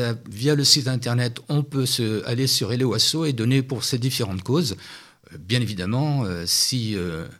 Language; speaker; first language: French; native; French